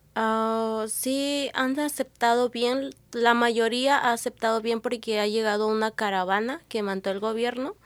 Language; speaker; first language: Spanish; non-native, local second language; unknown